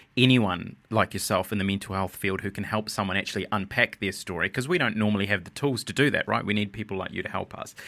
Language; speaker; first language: English; native; English